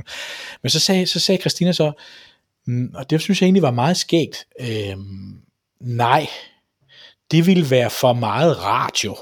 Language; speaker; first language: Danish; native; Danish